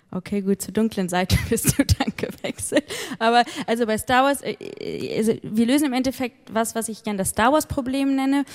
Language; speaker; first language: German; native; German